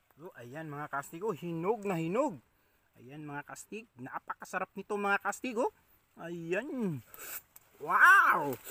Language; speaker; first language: Filipino; non-native, local second language; Cebuano